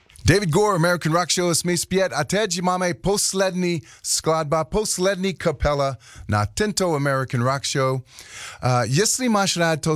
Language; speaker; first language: Czech; non-native, learner; English